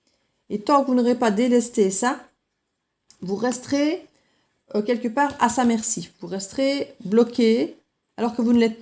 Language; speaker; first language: French; native; French